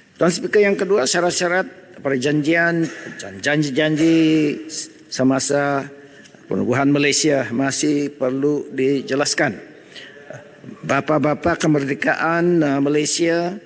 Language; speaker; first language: Malay; non-native, local second language; Central Dusun